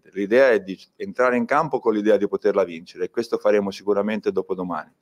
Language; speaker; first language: Italian; native; Italian